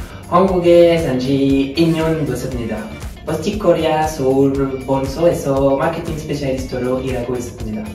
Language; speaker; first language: Korean; non-native, learner; French